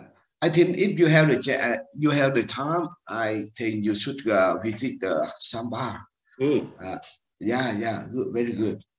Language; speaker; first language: English; non-native, learner; Vietnamese